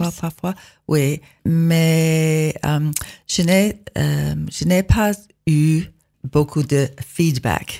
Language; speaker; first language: French; non-native, learner; English